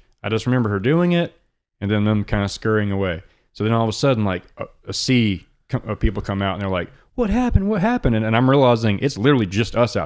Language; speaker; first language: English; native; English